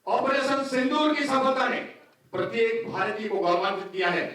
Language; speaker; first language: Hindi; non-native, local second language; Kannada